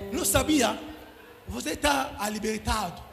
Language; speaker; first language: Portuguese; non-native, learner; Lingala